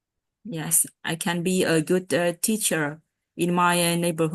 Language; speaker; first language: English; non-native, learner; Vietnamese